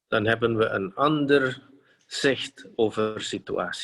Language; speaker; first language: Dutch; non-native, fluent; Indonesian